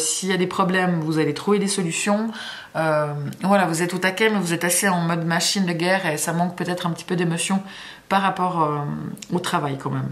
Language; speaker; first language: French; native; French